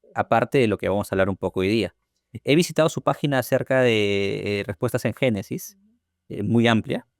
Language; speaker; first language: Spanish; native; Spanish